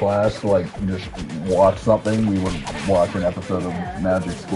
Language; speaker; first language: English; native; English